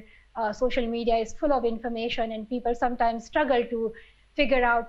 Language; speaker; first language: English; non-native, local second language; Pashto